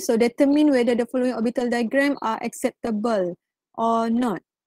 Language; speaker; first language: English; non-native, local second language; Malay